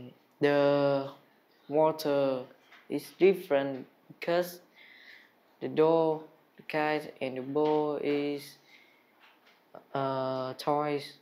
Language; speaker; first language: English; non-native, learner; Vietnamese